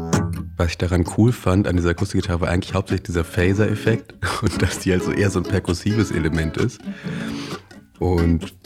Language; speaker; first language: German; native; German